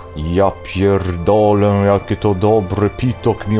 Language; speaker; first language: Polish; early bilingual, heritage; Polish